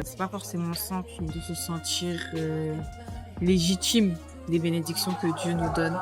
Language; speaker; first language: French; native; French